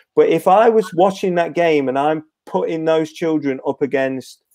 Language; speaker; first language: English; native; English